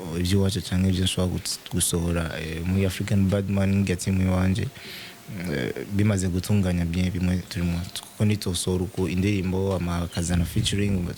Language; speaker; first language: Rundi; native; Rundi